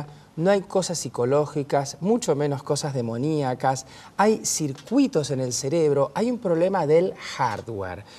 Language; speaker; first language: Spanish; native; Spanish